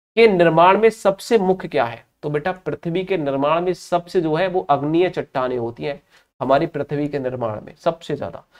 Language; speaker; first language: Hindi; native; Hindi